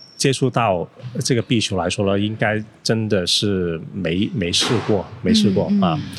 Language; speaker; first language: Chinese; native; Chinese